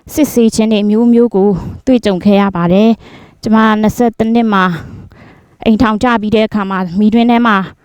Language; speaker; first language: Burmese; non-native, local second language; Shan